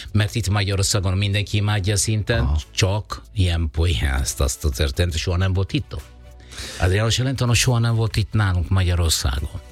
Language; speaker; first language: Hungarian; non-native, learner; Italian